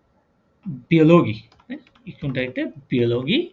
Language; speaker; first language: German; non-native, fluent; Bangla